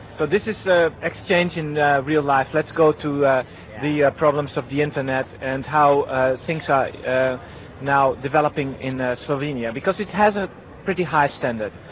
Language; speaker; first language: English; non-native, fluent; Dutch